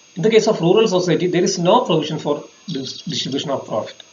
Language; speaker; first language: English; non-native, local second language; Malayalam